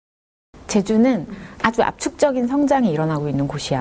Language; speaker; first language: Korean; native; Korean